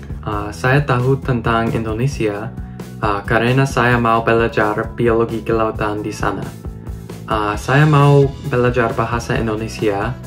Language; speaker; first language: Indonesian; non-native, learner; English